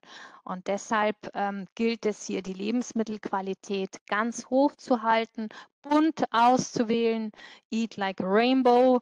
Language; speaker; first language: German; native; German